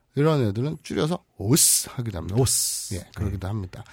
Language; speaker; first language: Korean; native; Korean